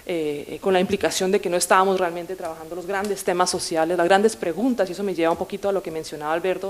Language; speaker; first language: Spanish; native; Spanish